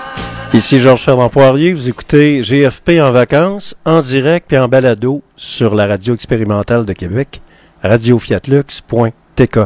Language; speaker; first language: French; native; French